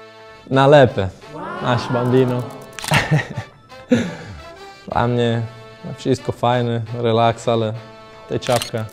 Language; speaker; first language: Polish; non-native, learner; Portuguese